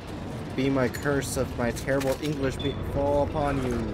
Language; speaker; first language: English; native; English